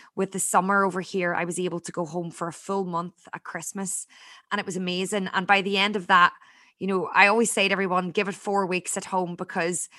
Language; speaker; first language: English; native; English